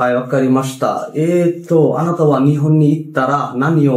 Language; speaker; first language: Japanese; non-native, fluent; Bangla